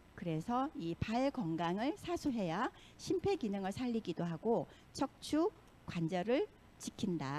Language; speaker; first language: Korean; native; Korean